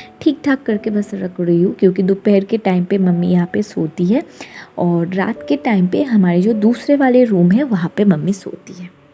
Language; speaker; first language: Hindi; non-native, local second language; Bangla